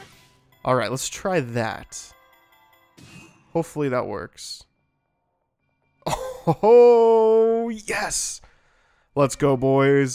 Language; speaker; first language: English; native; English